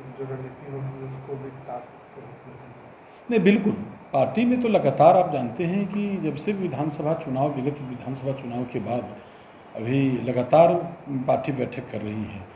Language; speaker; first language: Hindi; native; Hindi